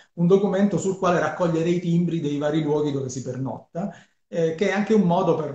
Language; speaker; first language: Italian; native; Italian